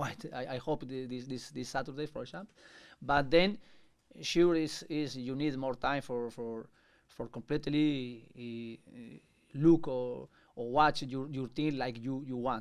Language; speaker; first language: English; non-native, learner; Spanish